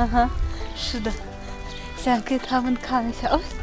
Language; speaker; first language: Chinese; non-native, fluent; Russian